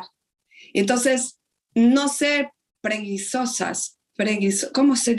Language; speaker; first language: Spanish; non-native, fluent; Portuguese